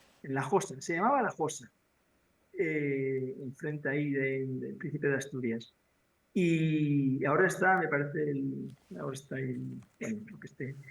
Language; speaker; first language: Spanish; native; Spanish